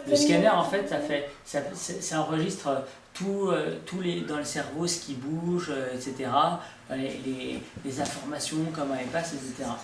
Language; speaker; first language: French; native; French